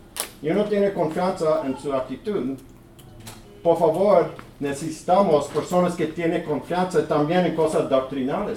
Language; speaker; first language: Spanish; early bilingual, heritage; English